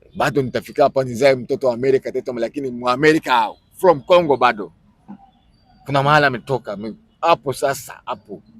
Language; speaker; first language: Kinyarwanda; native; Kinyarwanda